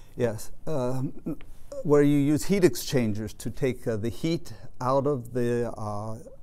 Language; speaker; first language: English; native; English